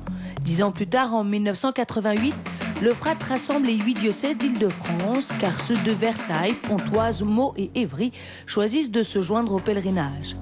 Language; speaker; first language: French; native; French